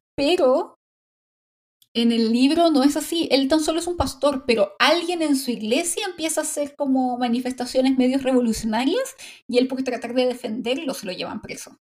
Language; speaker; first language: Spanish; native; Spanish